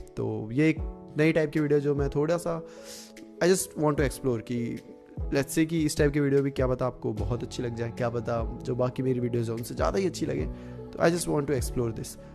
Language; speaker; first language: Hindi; native; Hindi